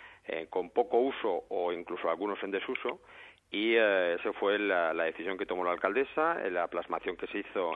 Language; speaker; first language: Spanish; native; Spanish